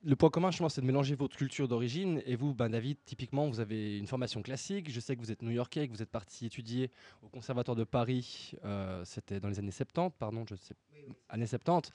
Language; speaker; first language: French; native; French